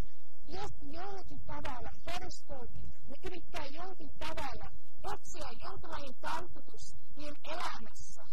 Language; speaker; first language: Finnish; early bilingual, heritage; Finnish